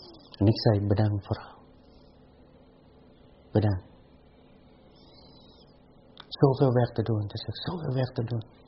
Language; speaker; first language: Dutch; non-native, fluent; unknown